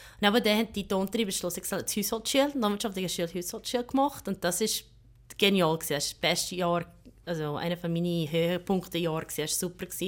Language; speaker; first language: German; non-native, fluent; English